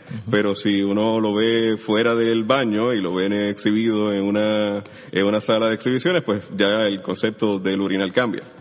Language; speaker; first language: Spanish; native; Spanish